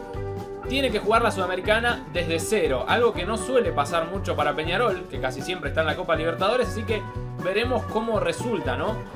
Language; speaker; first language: Spanish; native; Spanish